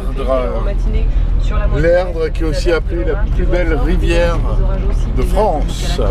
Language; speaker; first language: French; native; French